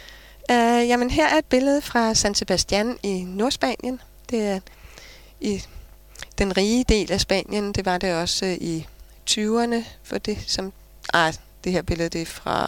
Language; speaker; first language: Danish; native; Danish